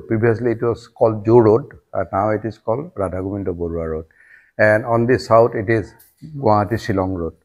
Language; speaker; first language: English; non-native, local second language; Assamese